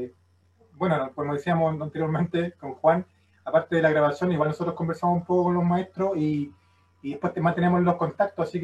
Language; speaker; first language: Spanish; native; Spanish